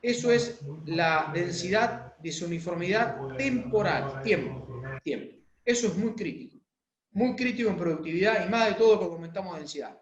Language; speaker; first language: Spanish; native; Spanish